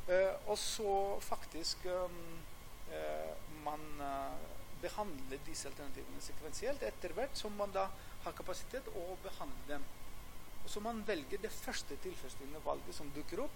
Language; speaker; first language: Norwegian; non-native, fluent; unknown